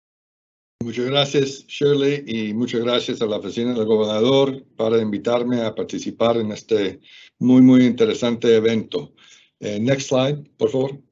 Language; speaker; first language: Spanish; non-native, fluent; English